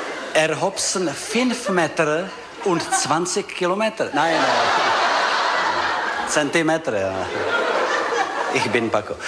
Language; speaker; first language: German; non-native, learner; Czech